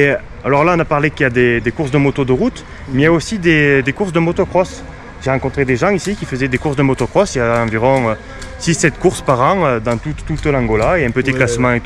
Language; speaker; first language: French; native; French